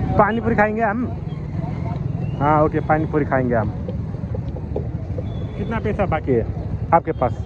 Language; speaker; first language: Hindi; non-native, learner; Nepali